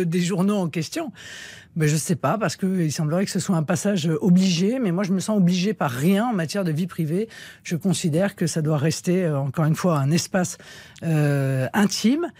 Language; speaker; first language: French; native; French